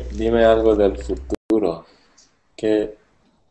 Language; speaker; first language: Spanish; non-native, learner; English